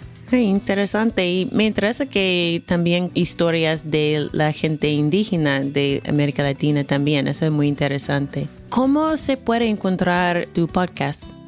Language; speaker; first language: Spanish; non-native, fluent; English